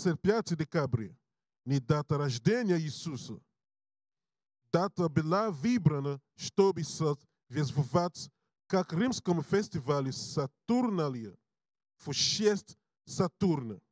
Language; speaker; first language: Russian; non-native, learner; English